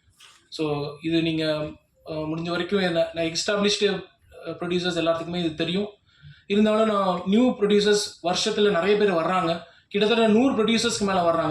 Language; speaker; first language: Tamil; native; Tamil